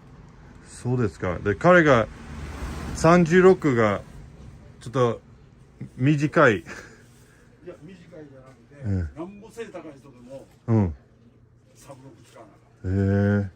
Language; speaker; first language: Japanese; non-native, learner; English